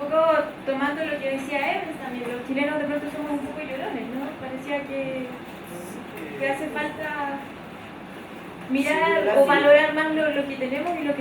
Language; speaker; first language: Spanish; native; Spanish